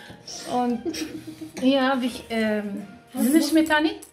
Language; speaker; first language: German; non-native, fluent; Aramaic